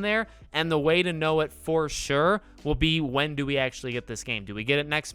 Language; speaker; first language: English; native; English